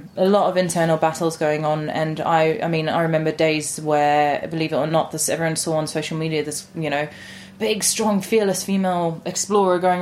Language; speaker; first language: English; native; English